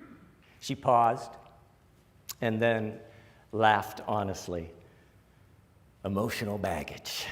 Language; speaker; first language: English; native; English